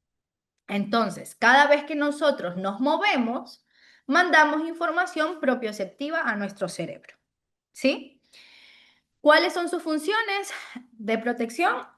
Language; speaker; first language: Spanish; native; Spanish